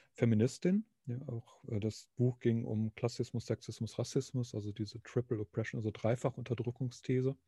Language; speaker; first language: German; native; German